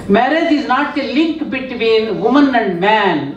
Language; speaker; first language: English; non-native, local second language; Telugu